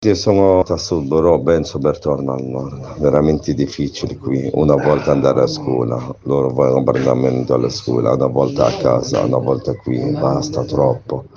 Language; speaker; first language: Italian; non-native, learner; Arabic